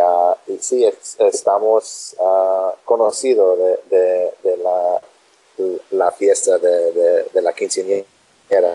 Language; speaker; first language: Spanish; non-native, learner; English